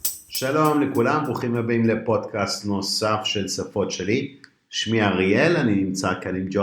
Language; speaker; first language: Hebrew; native; Hebrew